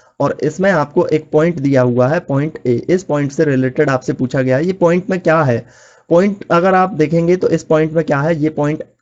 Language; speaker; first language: Hindi; native; Hindi